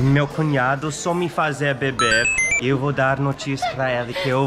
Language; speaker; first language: Portuguese; non-native, learner; English